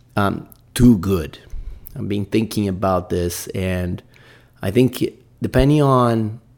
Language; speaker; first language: English; non-native, fluent; Portuguese